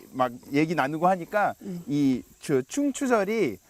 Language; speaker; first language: Korean; non-native, fluent; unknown